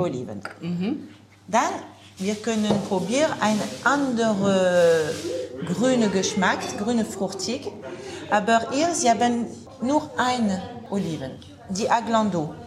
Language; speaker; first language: German; non-native, learner; French